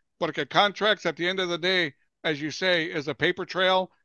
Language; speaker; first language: English; early bilingual, other home language; Spanish